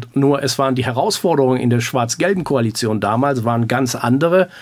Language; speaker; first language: German; early bilingual, other home language; Persian